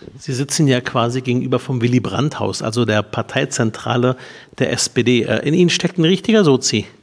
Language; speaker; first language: German; early bilingual, other home language; Arabic